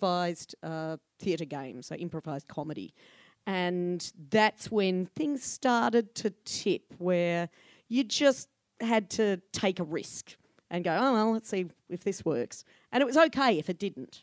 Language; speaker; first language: English; native; English